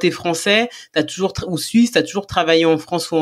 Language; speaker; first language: French; native; French